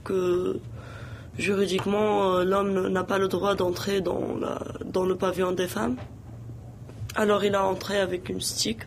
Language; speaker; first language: French; non-native, local second language; Arabic